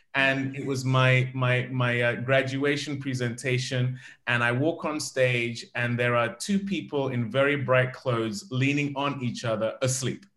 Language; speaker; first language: English; native; English